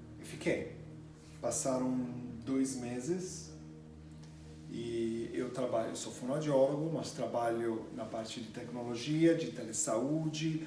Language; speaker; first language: Portuguese; non-native, fluent; English